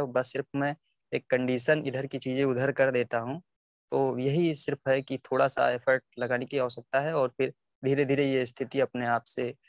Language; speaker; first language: Hindi; native; Hindi